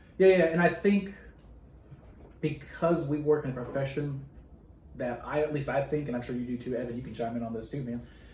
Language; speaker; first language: English; native; English